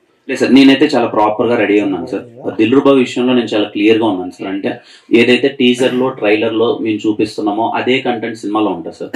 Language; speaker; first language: Telugu; native; Telugu